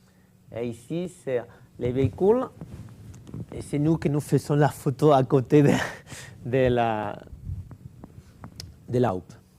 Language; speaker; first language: French; non-native, fluent; Catalan